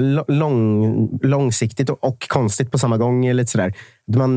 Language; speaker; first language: Swedish; native; Swedish